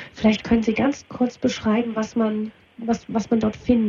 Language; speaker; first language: German; native; German